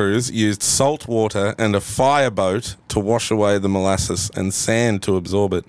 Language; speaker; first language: English; native; English